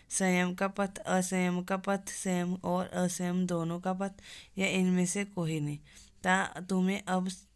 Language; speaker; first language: Hindi; non-native, local second language; Punjabi